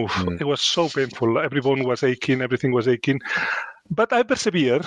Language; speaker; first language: English; non-native, fluent; Spanish